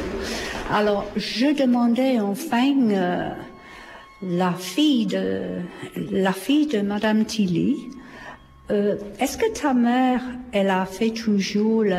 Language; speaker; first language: French; non-native, fluent; English